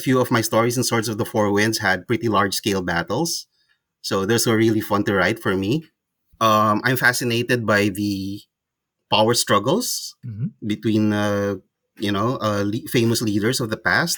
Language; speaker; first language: English; non-native, local second language; Cebuano